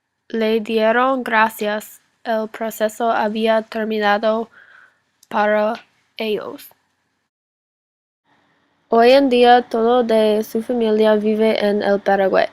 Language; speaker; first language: Spanish; non-native, learner; English